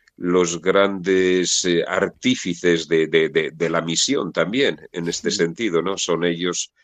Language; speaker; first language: Spanish; native; Spanish